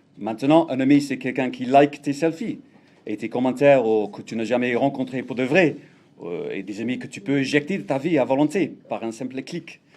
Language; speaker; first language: French; non-native, fluent; English